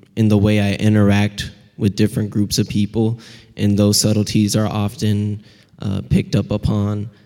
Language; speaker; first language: English; native; English